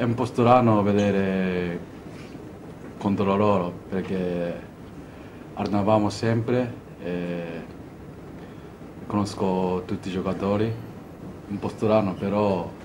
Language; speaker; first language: Italian; non-native, fluent; Japanese